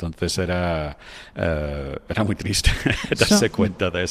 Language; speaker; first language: Spanish; non-native, fluent; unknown